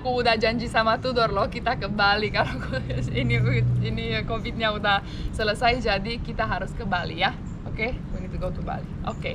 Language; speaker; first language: Indonesian; non-native, fluent; Romanian